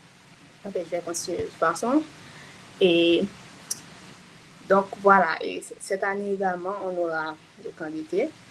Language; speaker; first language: French; non-native, local second language; Haitian Creole